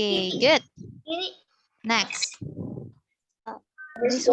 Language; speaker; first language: English; non-native, fluent; Indonesian